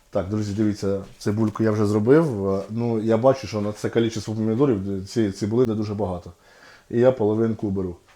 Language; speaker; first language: Ukrainian; non-native, local second language; Russian